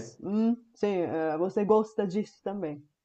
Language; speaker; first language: Portuguese; non-native, fluent; Bulgarian